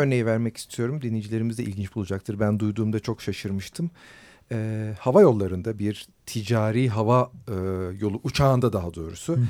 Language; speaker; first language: Turkish; native; Turkish